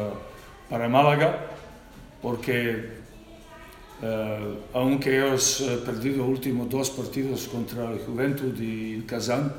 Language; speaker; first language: Spanish; non-native, learner; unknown